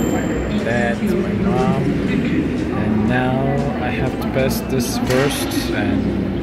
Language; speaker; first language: English; non-native, learner; Turkish